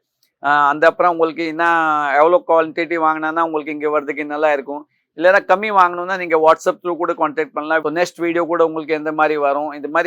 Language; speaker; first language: Tamil; non-native, fluent; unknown